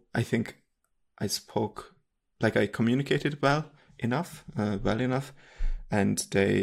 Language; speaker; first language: English; non-native, fluent; Hungarian